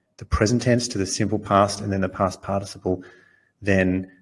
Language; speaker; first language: English; native; English